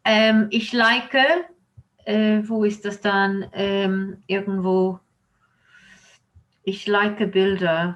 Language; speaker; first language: German; non-native, fluent; English